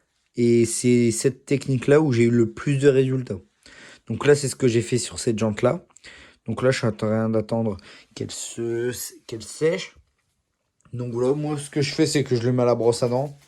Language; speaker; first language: French; native; French